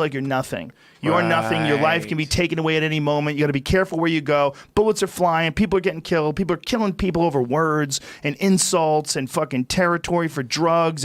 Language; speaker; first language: English; native; English